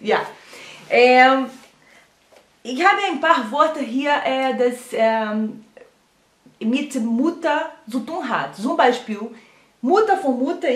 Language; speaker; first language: German; non-native, learner; Portuguese